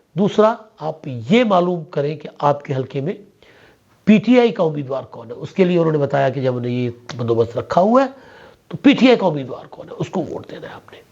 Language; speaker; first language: Urdu; non-native, local second language; Sindhi